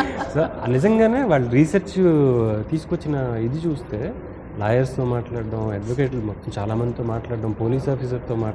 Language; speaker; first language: Telugu; native; Telugu